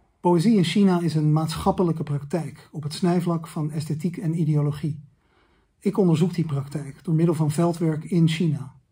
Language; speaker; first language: Dutch; native; Dutch